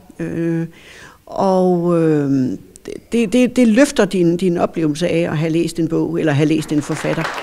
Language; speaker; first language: Danish; native; Danish